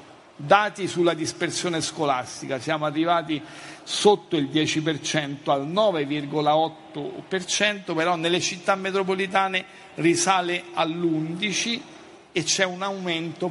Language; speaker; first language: Italian; native; Italian